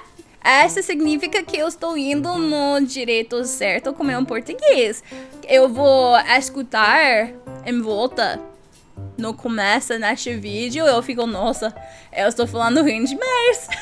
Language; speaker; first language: Portuguese; non-native, learner; English